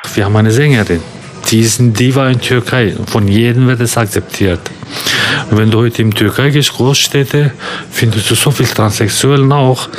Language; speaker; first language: German; non-native, fluent; Turkish